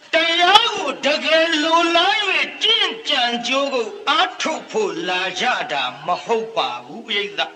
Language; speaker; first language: Burmese; native; Burmese